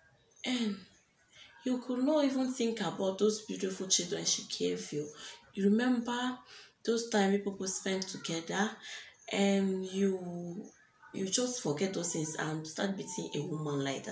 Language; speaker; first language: English; non-native, local second language; French